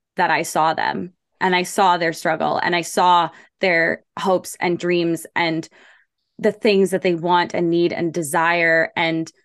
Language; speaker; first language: English; native; English